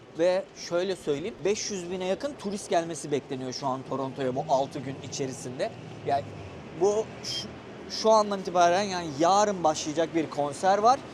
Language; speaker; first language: Turkish; native; Turkish